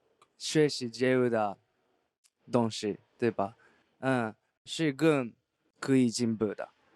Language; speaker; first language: Chinese; non-native, fluent; Japanese